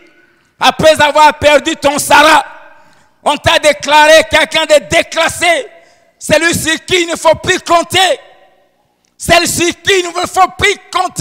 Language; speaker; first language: French; non-native, local second language; Lingala